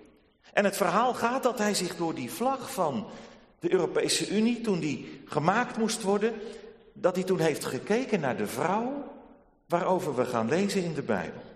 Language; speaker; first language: Dutch; native; Dutch